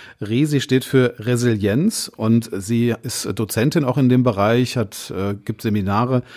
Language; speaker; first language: German; native; German